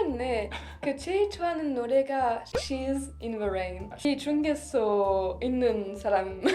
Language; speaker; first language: Korean; non-native, learner; French